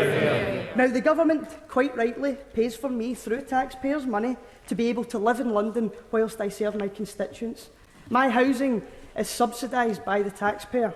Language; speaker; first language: English; native; English